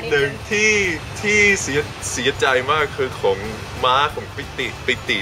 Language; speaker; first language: Thai; non-native, fluent; Dutch